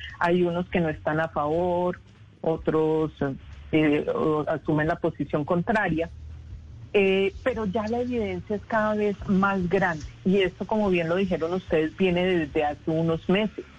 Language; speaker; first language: Spanish; native; Spanish